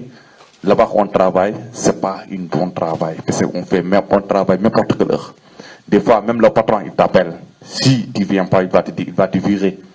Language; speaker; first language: French; non-native, learner; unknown